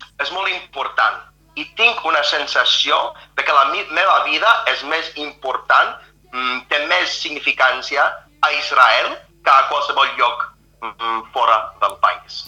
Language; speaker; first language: Catalan; non-native, fluent; English